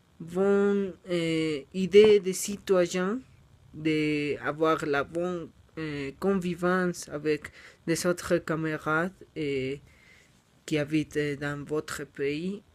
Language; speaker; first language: French; non-native, learner; Spanish